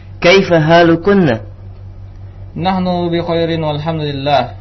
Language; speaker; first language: Arabic; non-native, fluent; Indonesian